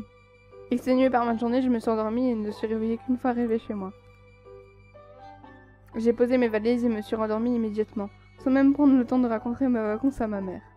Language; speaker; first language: French; native; French